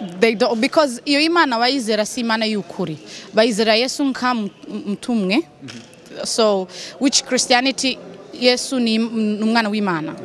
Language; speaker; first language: Kinyarwanda; non-native, learner; Somali